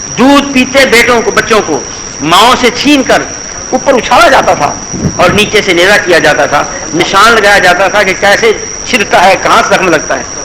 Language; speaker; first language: Urdu; non-native, local second language; Punjabi